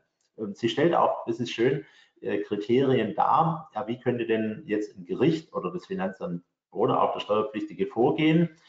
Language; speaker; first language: German; native; German